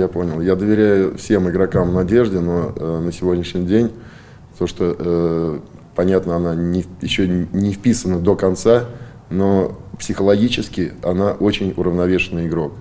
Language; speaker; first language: Russian; native; Russian